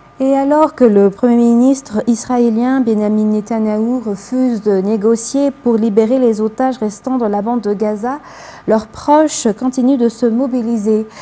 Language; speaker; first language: French; non-native, local second language; Malagasy